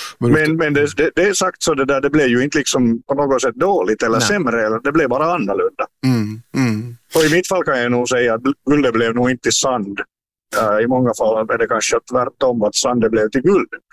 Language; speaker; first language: Swedish; native; Swedish